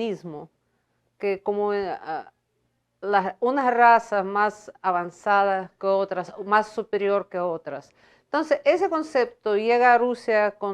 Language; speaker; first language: Spanish; non-native, fluent; Russian